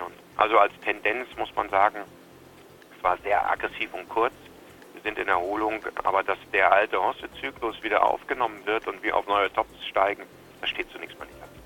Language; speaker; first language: German; native; German